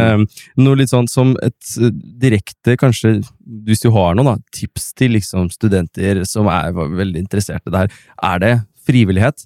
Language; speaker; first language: Norwegian; native; Norwegian